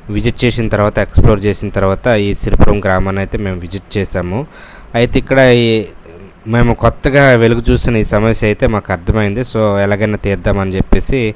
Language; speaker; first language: Telugu; native; Telugu